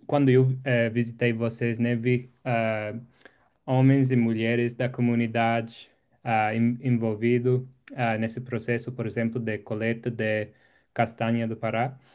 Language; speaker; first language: Portuguese; non-native, fluent; English